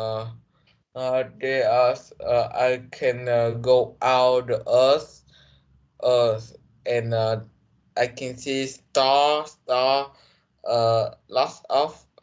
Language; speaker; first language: English; non-native, learner; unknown